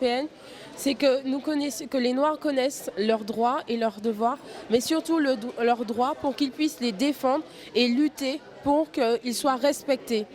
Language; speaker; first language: French; native; French